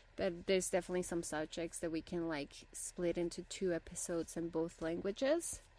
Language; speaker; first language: English; non-native, fluent; Spanish